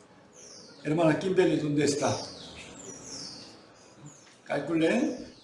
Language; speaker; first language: Spanish; non-native, fluent; Korean